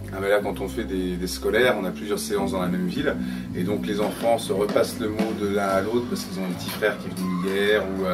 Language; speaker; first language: French; native; French